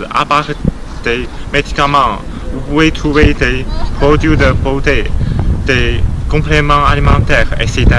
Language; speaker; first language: French; non-native, learner; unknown